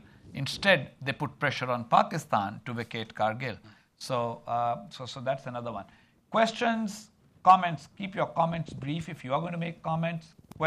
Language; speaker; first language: English; non-native, local second language; Urdu